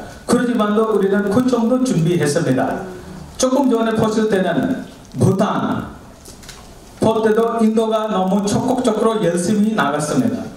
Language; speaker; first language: Korean; non-native, learner; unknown